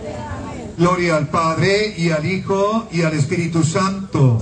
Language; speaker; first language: Spanish; native; Spanish